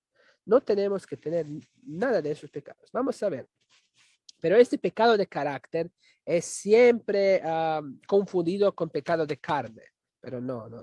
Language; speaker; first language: Spanish; non-native, fluent; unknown